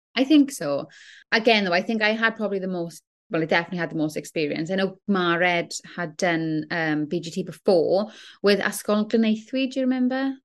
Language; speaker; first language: English; native; English